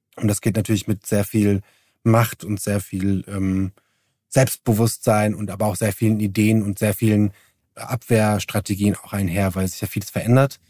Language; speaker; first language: German; early bilingual, other home language; Turkish